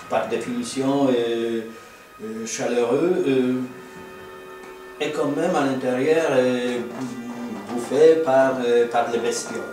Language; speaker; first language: French; non-native, fluent; Polish